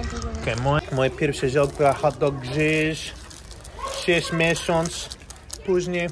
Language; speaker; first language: Polish; non-native, learner; English